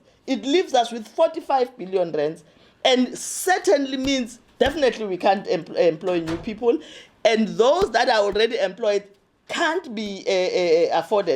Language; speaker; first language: English; non-native, local second language; Zulu